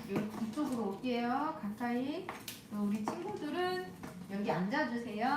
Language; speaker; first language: Korean; native; Korean